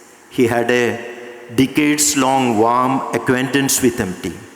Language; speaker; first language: English; non-native, local second language; Malayalam